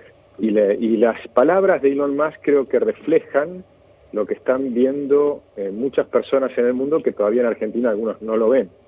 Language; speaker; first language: Spanish; native; Spanish